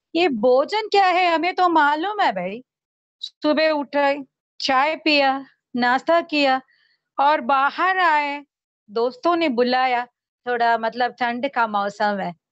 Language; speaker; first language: Hindi; non-native, local second language; Tamil